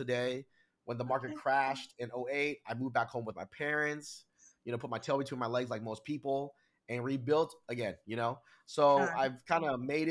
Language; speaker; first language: English; early bilingual, other home language; Vietnamese